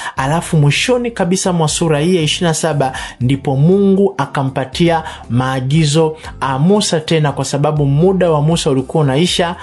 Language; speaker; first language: Swahili; native; Swahili